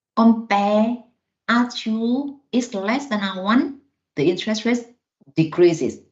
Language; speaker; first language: English; non-native, fluent; Vietnamese